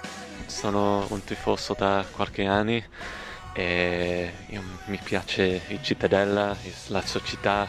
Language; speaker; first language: Italian; early bilingual, heritage; English